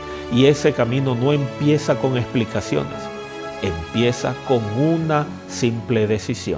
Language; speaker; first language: Spanish; native; Spanish